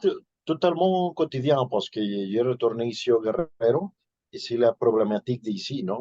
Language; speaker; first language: French; non-native, learner; Spanish